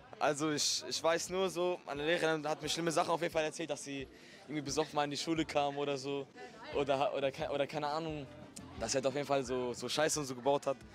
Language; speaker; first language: German; early bilingual, other home language; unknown